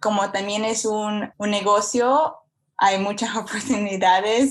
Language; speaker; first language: Spanish; early bilingual, heritage; Spanish